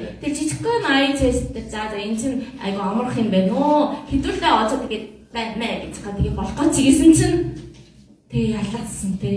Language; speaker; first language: Mongolian; non-native, fluent; Korean